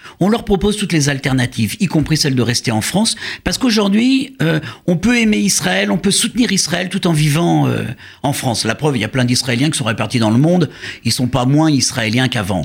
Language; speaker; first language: French; native; French